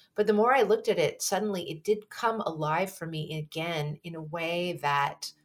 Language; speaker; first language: English; native; English